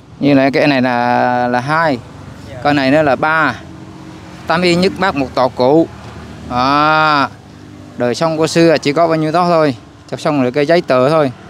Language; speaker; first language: Vietnamese; non-native, local second language; Eastern Cham